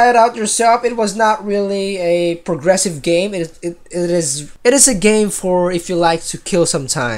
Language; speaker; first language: English; non-native, local second language; Filipino